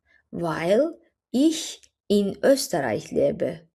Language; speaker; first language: German; non-native, fluent; Azerbaijani